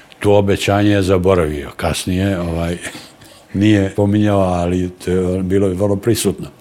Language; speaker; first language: Serbian; native; Serbian